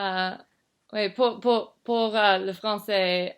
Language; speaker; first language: French; non-native, learner; English